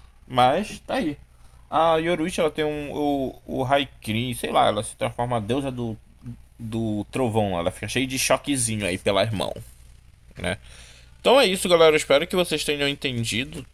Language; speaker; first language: Portuguese; native; Portuguese